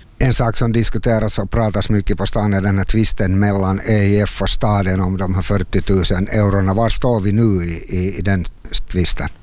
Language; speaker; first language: Swedish; native; Swedish